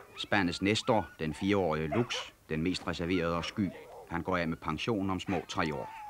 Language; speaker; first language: Danish; native; Danish